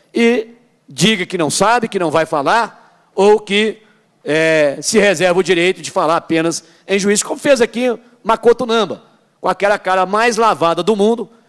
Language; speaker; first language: Portuguese; native; Portuguese